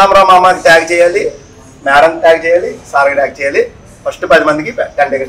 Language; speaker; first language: Telugu; native; Telugu